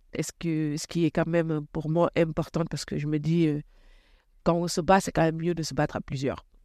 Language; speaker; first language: French; non-native, local second language; Wolof